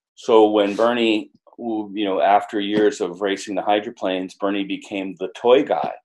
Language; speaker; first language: English; native; English